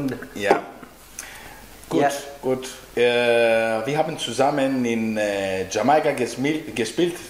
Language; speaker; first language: German; non-native, fluent; Greek